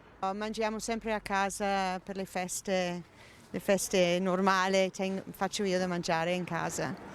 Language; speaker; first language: Italian; non-native, fluent; English